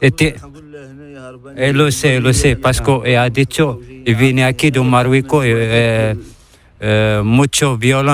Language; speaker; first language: Spanish; non-native, learner; Arabic